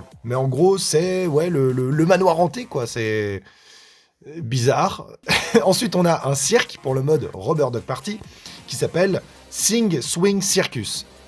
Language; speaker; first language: French; native; French